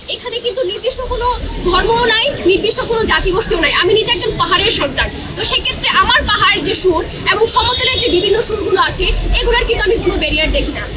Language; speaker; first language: Bangla; non-native, local second language; Chakma